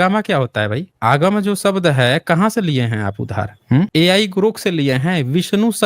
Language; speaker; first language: Hindi; native; Hindi